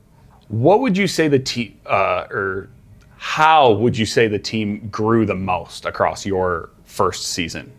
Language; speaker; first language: English; native; English